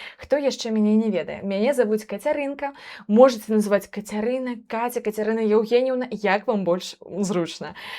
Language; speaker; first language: Belarusian; non-native, local second language; Russian